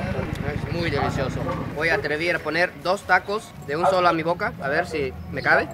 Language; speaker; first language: Spanish; non-native, fluent; Japanese